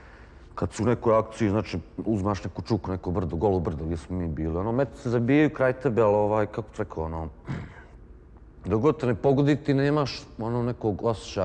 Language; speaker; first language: Croatian; native; Croatian